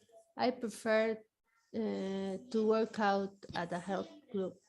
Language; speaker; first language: English; non-native, learner; Spanish